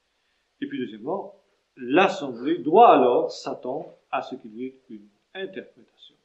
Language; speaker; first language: French; native; French